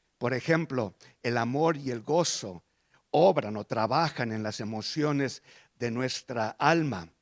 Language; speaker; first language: Spanish; early bilingual, heritage; Spanish